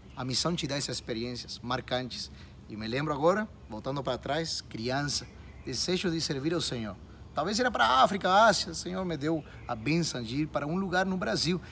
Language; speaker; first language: Portuguese; non-native, fluent; Spanish